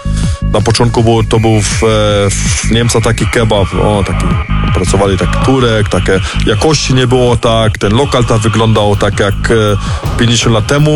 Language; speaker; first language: Polish; early bilingual, heritage; Polish